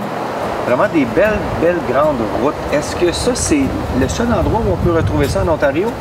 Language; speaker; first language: French; native; French